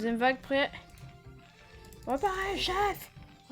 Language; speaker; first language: French; native; French